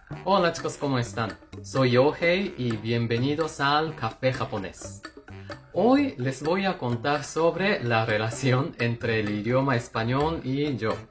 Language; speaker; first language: Spanish; non-native, fluent; Japanese